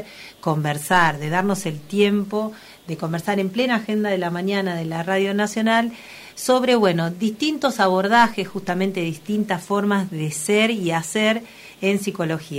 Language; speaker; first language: Spanish; native; Spanish